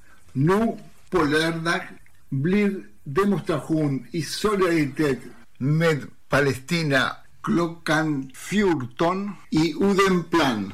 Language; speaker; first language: Swedish; non-native, fluent; Spanish